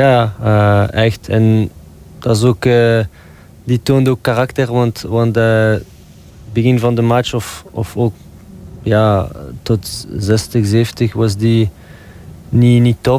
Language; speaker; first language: Dutch; non-native, local second language; French